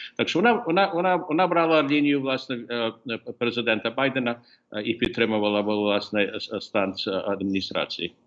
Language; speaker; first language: Ukrainian; early bilingual, heritage; Ukrainian